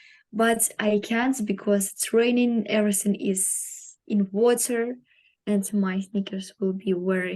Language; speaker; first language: English; non-native, learner; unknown